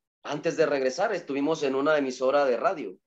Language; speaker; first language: Spanish; native; Spanish